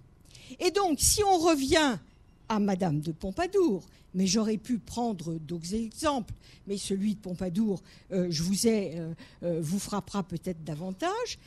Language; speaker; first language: French; native; French